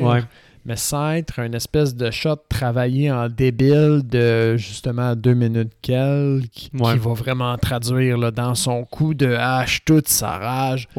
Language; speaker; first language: French; native; French